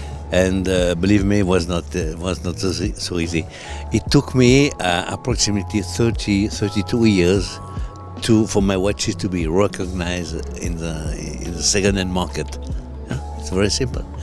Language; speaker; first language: English; non-native, fluent; French